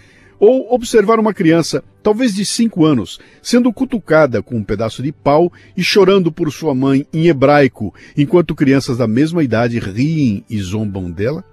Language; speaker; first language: Portuguese; native; Portuguese